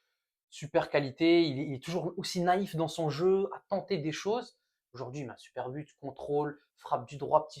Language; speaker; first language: French; native; French